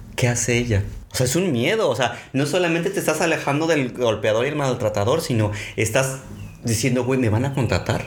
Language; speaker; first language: Spanish; native; Spanish